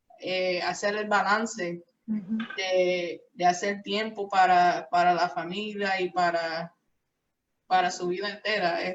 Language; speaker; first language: Spanish; early bilingual, heritage; Spanish